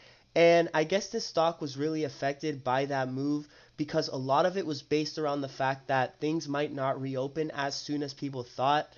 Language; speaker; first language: English; native; English